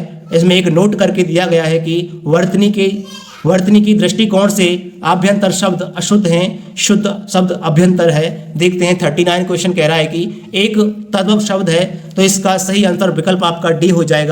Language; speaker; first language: Hindi; native; Hindi